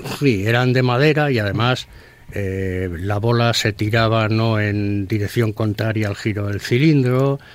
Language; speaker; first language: Spanish; native; Spanish